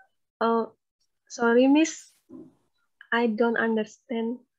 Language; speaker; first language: English; non-native, learner; Indonesian